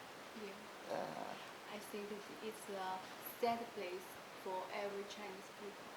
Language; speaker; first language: English; non-native, learner; Chinese